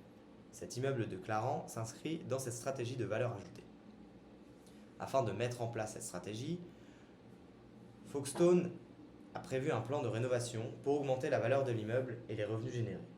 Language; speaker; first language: French; native; French